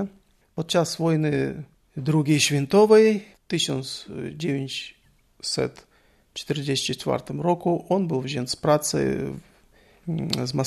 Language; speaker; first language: Polish; non-native, learner; Russian